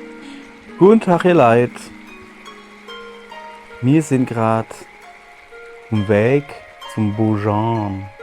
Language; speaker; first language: German; native; German